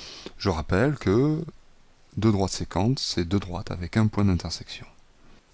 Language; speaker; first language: French; native; French